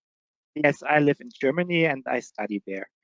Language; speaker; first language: English; non-native, fluent; German